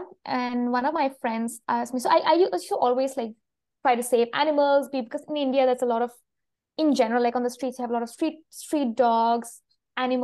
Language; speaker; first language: English; non-native, local second language; Malayalam